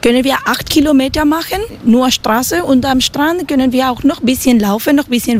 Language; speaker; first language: German; non-native, learner; Spanish